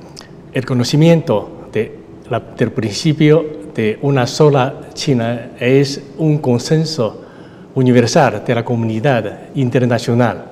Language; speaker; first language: Spanish; non-native, fluent; Chinese